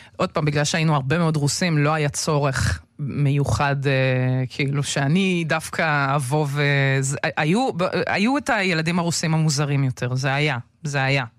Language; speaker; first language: Hebrew; early bilingual, other home language; Russian